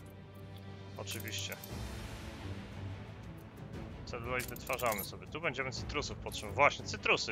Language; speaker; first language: Polish; native; Polish